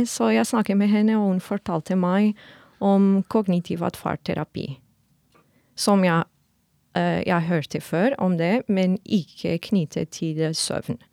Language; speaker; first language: Norwegian; non-native, fluent; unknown